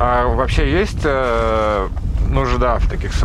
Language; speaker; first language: Russian; native; Russian